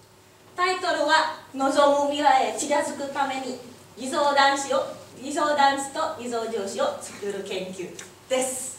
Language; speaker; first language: Japanese; non-native, learner; Indonesian